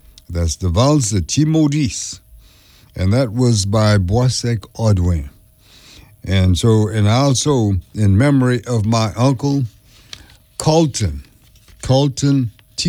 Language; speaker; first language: English; early bilingual, other home language; French